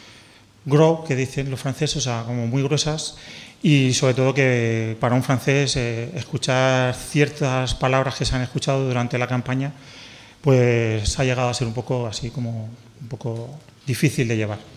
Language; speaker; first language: Spanish; native; Spanish